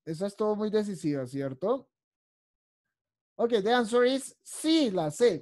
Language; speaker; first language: Spanish; native; Spanish